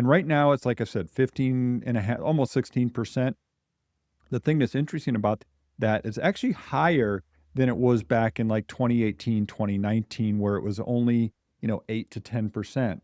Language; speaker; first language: English; native; English